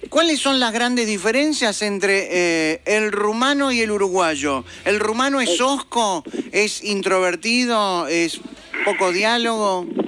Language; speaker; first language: Spanish; native; Spanish